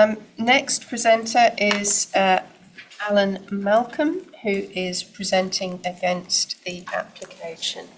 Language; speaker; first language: English; native; English